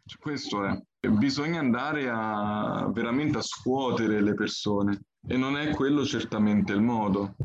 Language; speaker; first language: Italian; early bilingual, other home language; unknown